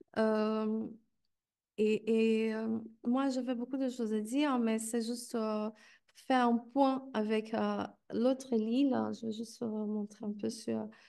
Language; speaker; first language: French; non-native, fluent; Portuguese